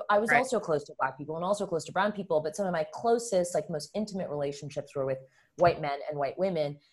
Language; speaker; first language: English; early bilingual, other home language; Spanish